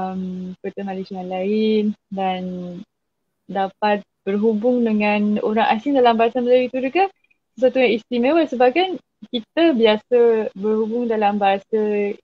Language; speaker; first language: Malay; non-native, fluent; French